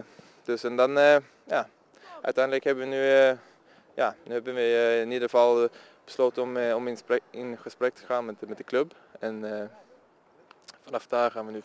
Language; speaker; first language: Dutch; non-native, fluent; Swedish